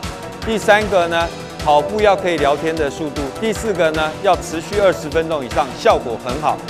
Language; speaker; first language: Chinese; native; Chinese